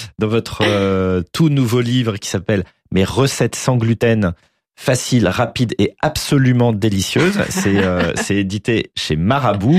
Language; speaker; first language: French; native; French